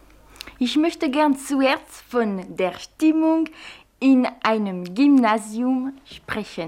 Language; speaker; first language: German; non-native, fluent; French